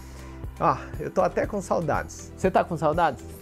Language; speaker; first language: Portuguese; native; Portuguese